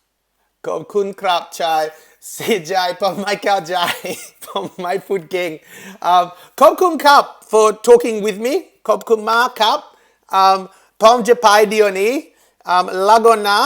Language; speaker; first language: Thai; non-native, learner; English